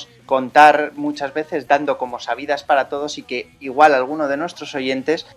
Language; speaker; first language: Spanish; native; Spanish